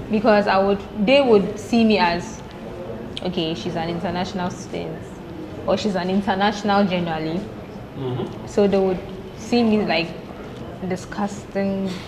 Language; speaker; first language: English; non-native, local second language; Akan